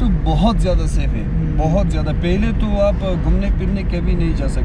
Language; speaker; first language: Hindi; non-native, fluent; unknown